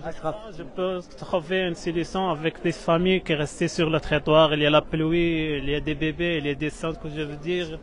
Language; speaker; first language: French; non-native, learner; Arabic